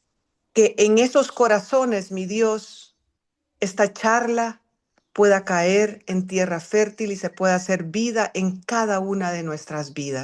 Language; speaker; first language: Spanish; native; Spanish